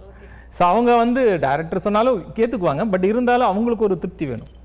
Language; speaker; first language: Tamil; native; Tamil